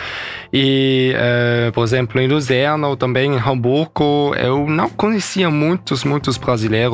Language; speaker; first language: Portuguese; early bilingual, heritage; German